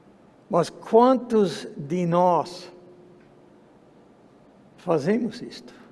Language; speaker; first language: Portuguese; non-native, fluent; English